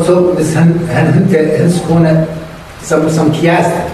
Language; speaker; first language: Danish; non-native, learner; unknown